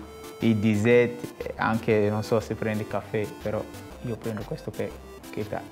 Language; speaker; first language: Italian; non-native, fluent; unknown